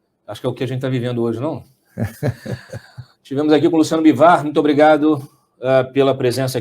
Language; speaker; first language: Portuguese; native; Portuguese